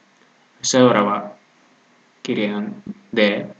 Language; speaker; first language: Finnish; non-native, fluent; Russian